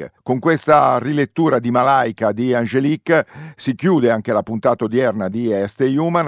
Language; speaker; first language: Italian; native; Italian